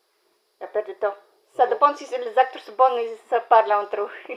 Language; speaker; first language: French; non-native, learner; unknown